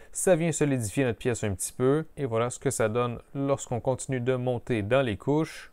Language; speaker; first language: French; native; French